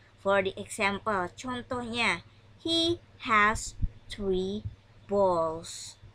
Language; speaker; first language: English; non-native, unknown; Indonesian